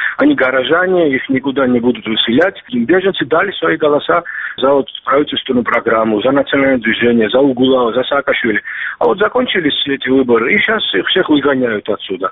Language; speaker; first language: Russian; non-native, local second language; Georgian